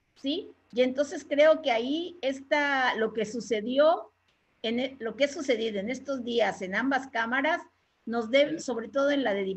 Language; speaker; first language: Spanish; native; Spanish